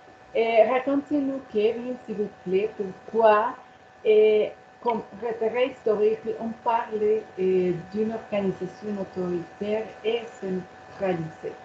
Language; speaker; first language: French; non-native, learner; Spanish